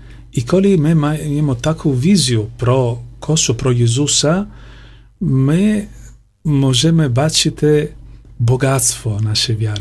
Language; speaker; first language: Polish; non-native, learner; Italian